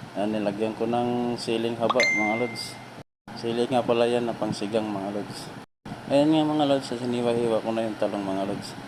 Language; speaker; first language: Filipino; non-native, local second language; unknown